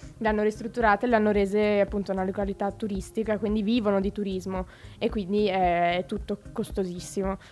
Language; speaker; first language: Italian; native; Italian